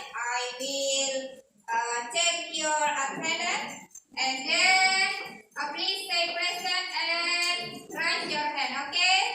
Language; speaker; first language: English; non-native, learner; Indonesian